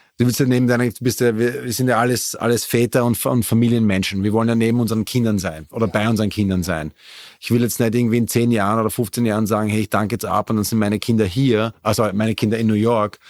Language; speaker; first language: German; native; German